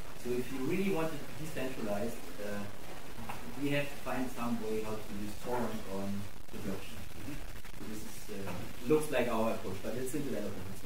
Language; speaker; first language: English; non-native, fluent; German